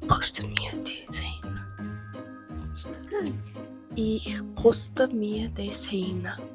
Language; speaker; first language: German; non-native, learner; Korean